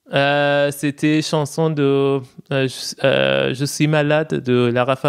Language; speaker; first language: French; non-native, fluent; Persian